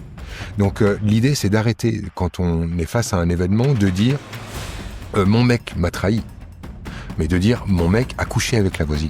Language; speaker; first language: French; native; French